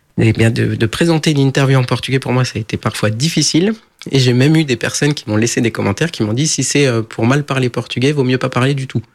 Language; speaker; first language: French; early bilingual, other home language; Portuguese